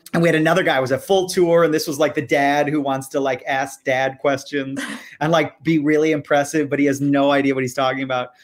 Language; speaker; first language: English; native; English